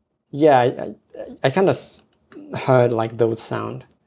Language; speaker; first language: English; non-native, fluent; Japanese